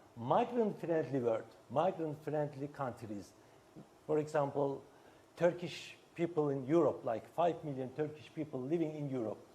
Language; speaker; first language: English; non-native, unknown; Turkish